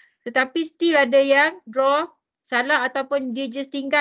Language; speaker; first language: Malay; native; Malay